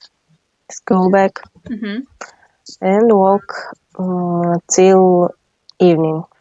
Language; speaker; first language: English; non-native, learner; Russian